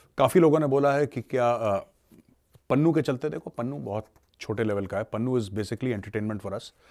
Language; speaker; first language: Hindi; native; Hindi